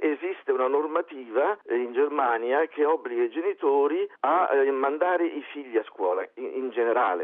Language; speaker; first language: Italian; native; Italian